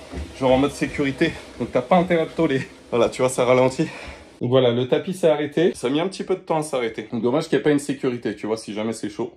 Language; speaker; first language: French; native; French